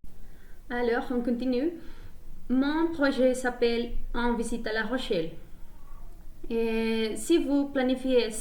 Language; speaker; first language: French; non-native, learner; Spanish